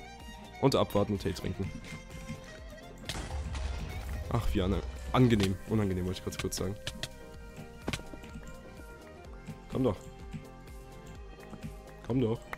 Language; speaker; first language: German; native; German